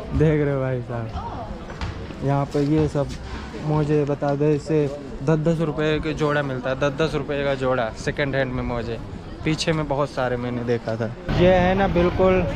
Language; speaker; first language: Hindi; native; Hindi